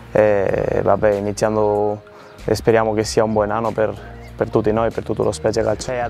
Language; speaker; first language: Italian; non-native, fluent; Spanish